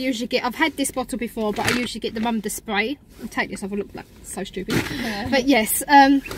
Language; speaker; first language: English; native; English